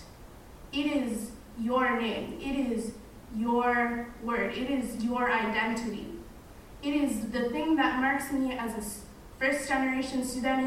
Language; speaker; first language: English; non-native, fluent; Arabic